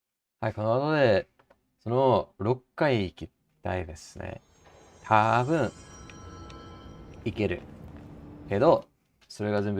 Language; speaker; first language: Japanese; non-native, learner; English